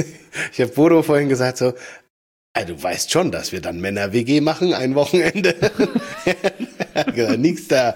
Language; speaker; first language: German; native; German